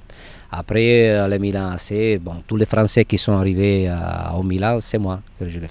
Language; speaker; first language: French; non-native, fluent; Italian